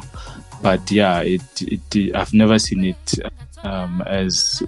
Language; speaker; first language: English; non-native, local second language; Northern Sotho